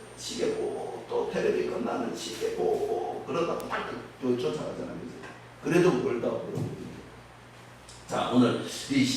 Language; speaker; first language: Korean; native; Korean